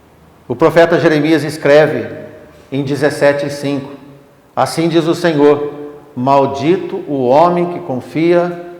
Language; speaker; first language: Portuguese; native; Portuguese